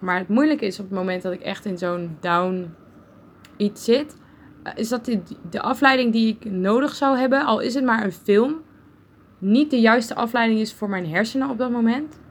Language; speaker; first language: Dutch; native; Dutch